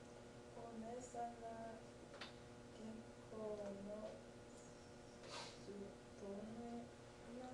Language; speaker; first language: Japanese; non-native, learner; English